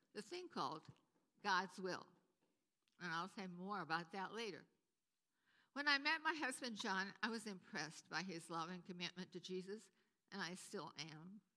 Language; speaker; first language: English; native; English